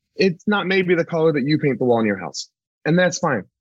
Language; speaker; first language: English; native; English